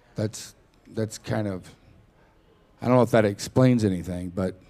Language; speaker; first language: English; native; English